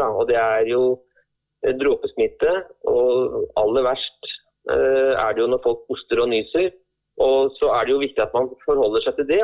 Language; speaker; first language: Norwegian; native; Norwegian